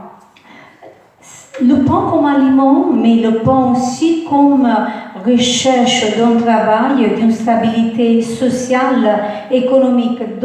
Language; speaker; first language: French; non-native, fluent; Italian